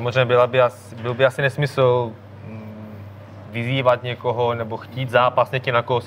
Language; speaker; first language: Czech; native; Czech